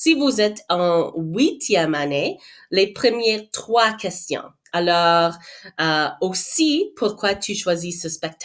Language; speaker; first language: French; non-native, fluent; English